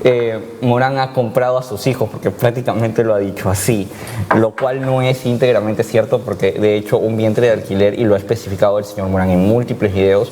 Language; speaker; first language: Spanish; native; Spanish